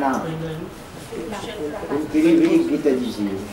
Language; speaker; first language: Hindi; non-native, learner; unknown